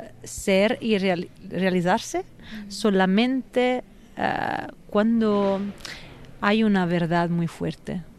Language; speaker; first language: Spanish; non-native, fluent; Italian